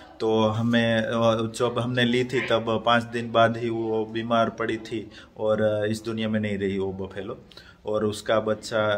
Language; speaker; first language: Hindi; non-native, local second language; Gujarati